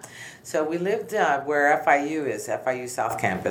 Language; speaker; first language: English; native; English